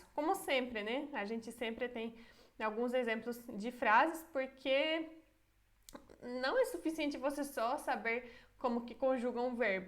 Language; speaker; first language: Portuguese; non-native, fluent; Polish